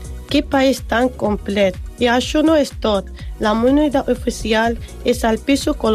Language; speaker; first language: Catalan; non-native, learner; Spanish